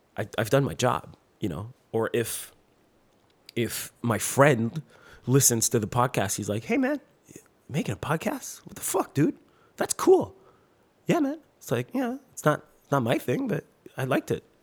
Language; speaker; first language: English; non-native, fluent; French